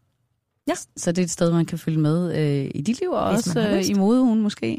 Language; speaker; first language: Danish; native; Danish